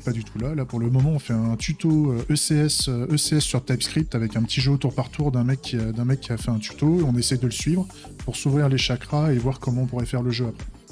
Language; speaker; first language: French; native; French